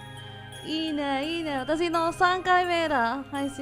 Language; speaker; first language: Japanese; non-native, learner; English